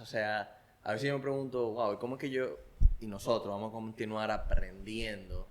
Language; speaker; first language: Spanish; native; Spanish